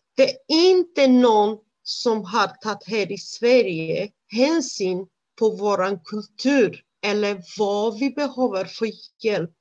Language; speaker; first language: Swedish; non-native, fluent; Romanian